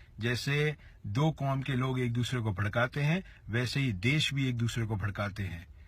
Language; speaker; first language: Hindi; native; Hindi